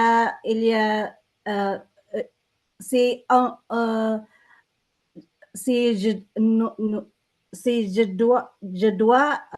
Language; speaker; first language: French; non-native, learner; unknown